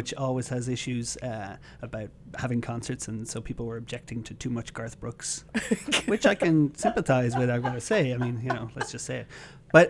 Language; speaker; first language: English; native; English